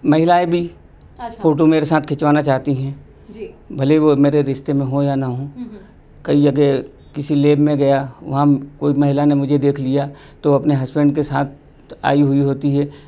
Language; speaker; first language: Hindi; native; Hindi